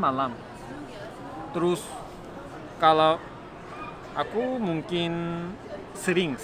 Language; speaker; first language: Indonesian; non-native, learner; Korean